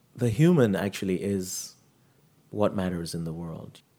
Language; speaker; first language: English; non-native, local second language; Yoruba